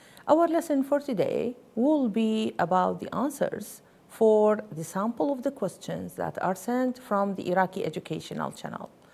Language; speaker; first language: English; non-native, fluent; Arabic